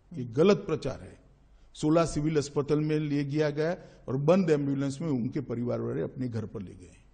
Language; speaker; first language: Hindi; non-native, local second language; Gujarati